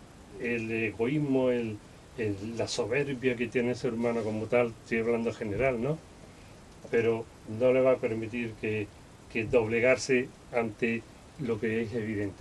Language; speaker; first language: Spanish; native; Spanish